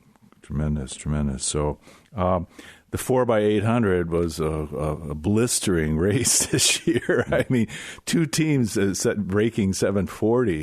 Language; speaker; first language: English; native; English